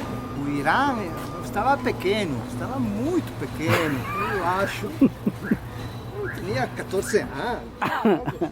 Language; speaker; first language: Portuguese; non-native, learner; Italian